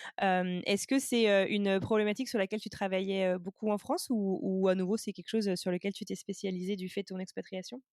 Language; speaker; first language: French; native; French